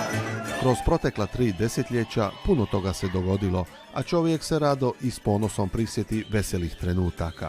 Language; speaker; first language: Bosnian; native; Bosnian